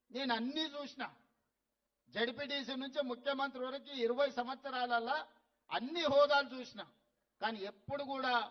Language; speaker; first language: Telugu; native; Telugu